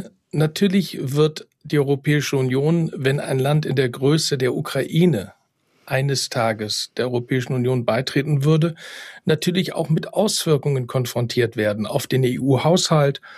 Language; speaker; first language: German; native; German